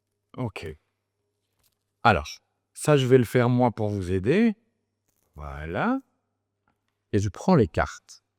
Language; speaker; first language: French; native; French